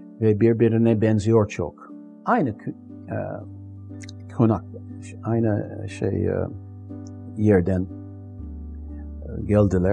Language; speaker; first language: Turkish; non-native, fluent; English